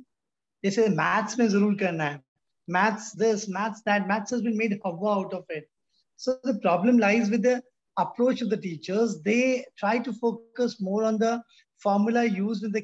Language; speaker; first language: English; non-native, local second language; Hindi